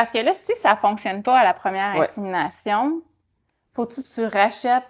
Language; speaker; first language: French; native; French